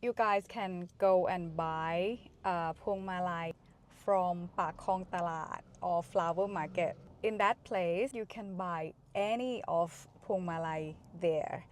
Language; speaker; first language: English; non-native, learner; Thai